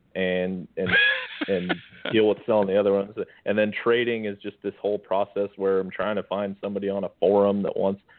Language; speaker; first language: English; native; English